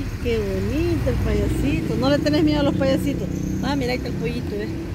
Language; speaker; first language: Spanish; native; Spanish